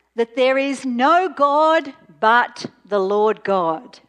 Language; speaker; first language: English; native; English